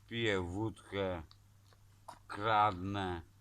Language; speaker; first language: Polish; native; Polish